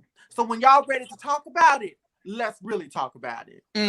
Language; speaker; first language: English; native; English